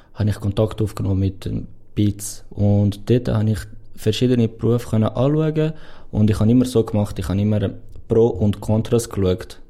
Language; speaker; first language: German; non-native, fluent; Portuguese